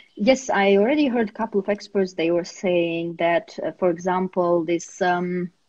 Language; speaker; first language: English; non-native, fluent; Russian